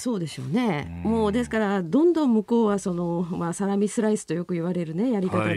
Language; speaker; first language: Japanese; native; Japanese